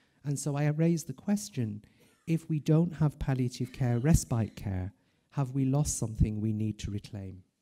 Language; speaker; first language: English; native; English